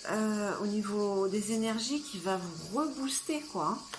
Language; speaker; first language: French; native; French